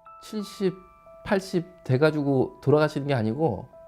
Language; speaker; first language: Korean; native; Korean